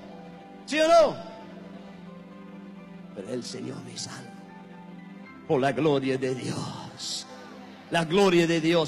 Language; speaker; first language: Spanish; non-native, learner; English